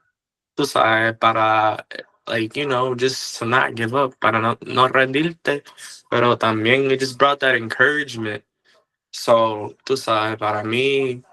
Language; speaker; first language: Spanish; early bilingual, heritage; Spanish